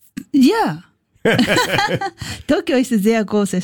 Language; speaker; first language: German; non-native, learner; Japanese